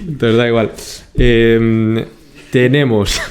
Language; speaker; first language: Spanish; native; Spanish